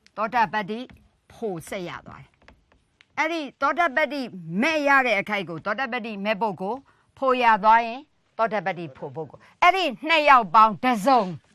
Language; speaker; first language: Burmese; native; Burmese